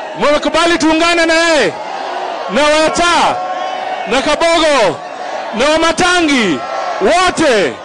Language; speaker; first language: Swahili; non-native, local second language; Luyia